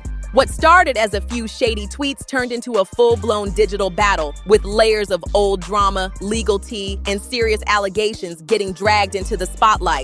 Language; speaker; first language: English; native; English